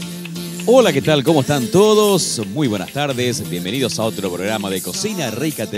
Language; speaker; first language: Spanish; native; Spanish